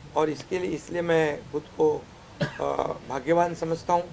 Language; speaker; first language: Hindi; non-native, local second language; Marathi